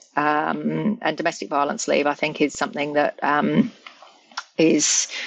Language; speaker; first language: English; native; English